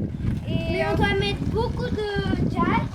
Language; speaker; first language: French; early bilingual, heritage; French